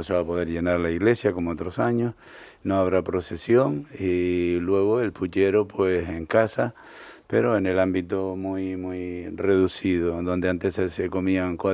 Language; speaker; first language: Spanish; native; Spanish